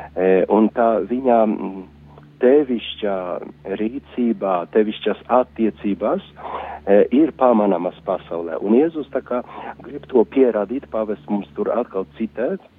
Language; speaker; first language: Latvian; non-native, fluent; Polish